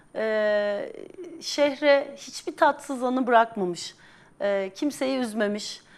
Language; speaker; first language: Turkish; native; Turkish